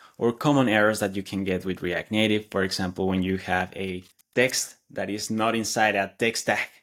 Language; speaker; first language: English; non-native, fluent; Spanish